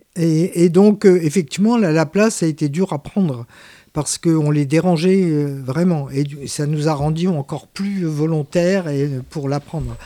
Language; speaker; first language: French; native; French